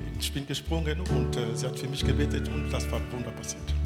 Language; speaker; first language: German; non-native, learner; French